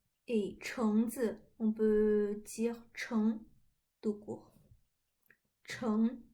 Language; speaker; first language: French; non-native, fluent; Chinese